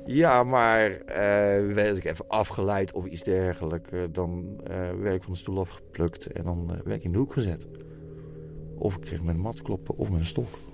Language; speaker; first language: Dutch; native; Dutch